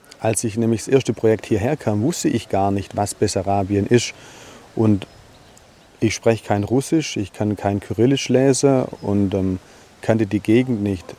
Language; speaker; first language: German; native; German